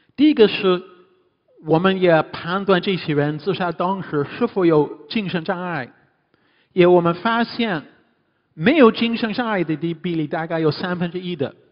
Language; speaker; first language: Chinese; non-native, fluent; English